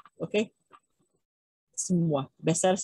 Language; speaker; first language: Indonesian; non-native, learner; Filipino